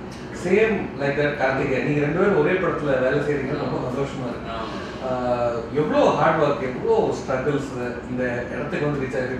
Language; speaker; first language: Tamil; native; Tamil